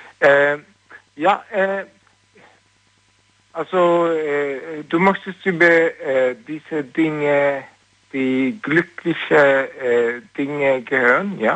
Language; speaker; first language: German; non-native, learner; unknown